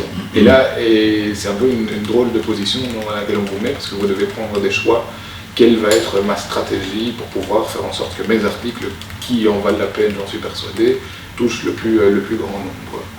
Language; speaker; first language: French; native; French